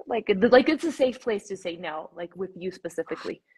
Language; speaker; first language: English; early bilingual, other home language; Spanish